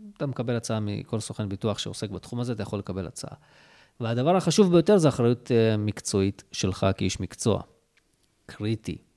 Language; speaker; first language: Hebrew; early bilingual, other home language; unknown